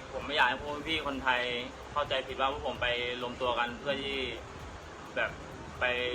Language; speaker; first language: Thai; non-native, fluent; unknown